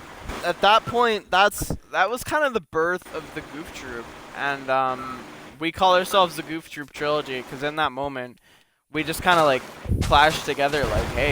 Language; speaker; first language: English; native; English